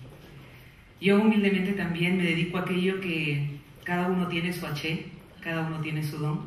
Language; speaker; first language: Spanish; native; Spanish